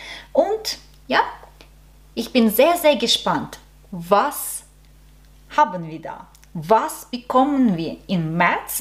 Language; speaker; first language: German; non-native, learner; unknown